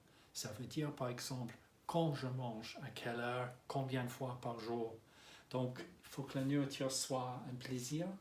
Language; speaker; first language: French; non-native, fluent; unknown